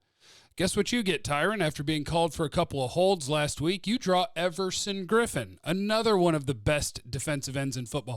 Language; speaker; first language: English; native; English